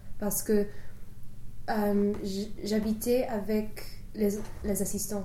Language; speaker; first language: French; non-native, fluent; English